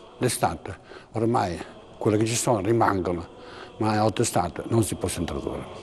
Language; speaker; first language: Italian; non-native, local second language; Albanian